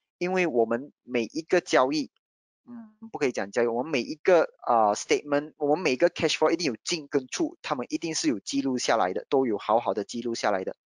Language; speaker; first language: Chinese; native; Chinese